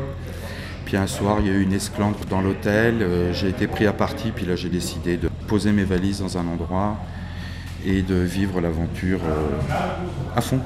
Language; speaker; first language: French; native; French